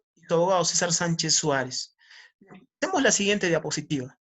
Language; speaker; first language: Spanish; native; Spanish